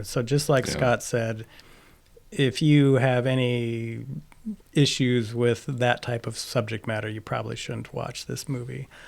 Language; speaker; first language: English; native; English